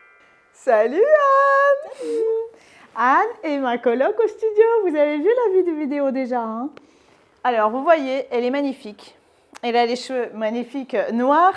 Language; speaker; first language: French; native; French